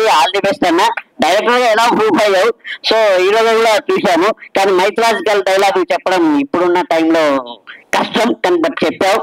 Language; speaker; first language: Telugu; native; Telugu